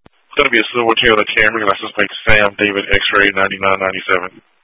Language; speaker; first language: English; native; English